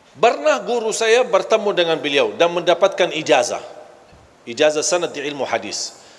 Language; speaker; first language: Malay; non-native, fluent; Arabic